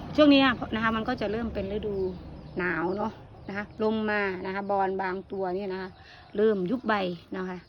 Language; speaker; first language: Thai; non-native, local second language; Northeastern Thai